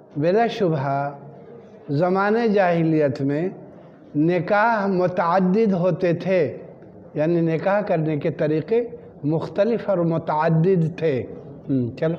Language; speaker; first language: Urdu; native; Urdu